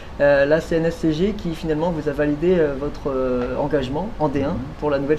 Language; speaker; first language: French; native; French